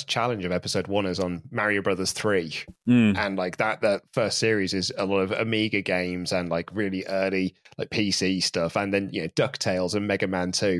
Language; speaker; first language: English; native; English